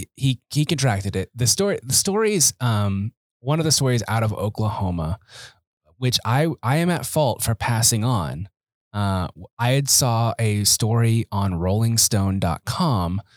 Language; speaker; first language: English; native; English